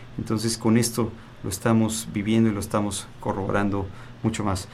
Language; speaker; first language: Spanish; native; Spanish